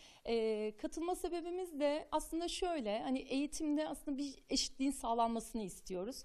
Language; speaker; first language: Turkish; native; Turkish